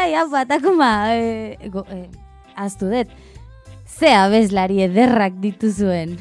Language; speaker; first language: Basque; non-native, learner; Spanish